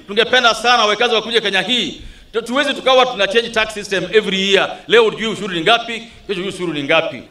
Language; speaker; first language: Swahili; non-native, local second language; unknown